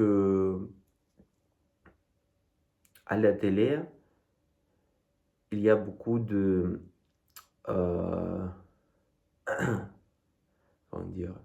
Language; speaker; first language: French; non-native, fluent; Russian